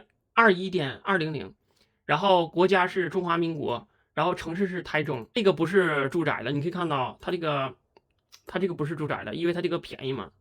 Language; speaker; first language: Chinese; native; Chinese